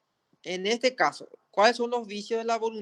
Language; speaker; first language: Spanish; native; Spanish